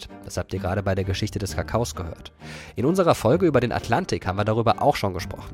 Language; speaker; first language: German; native; German